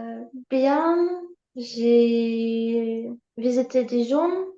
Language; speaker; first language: French; non-native, learner; Ukrainian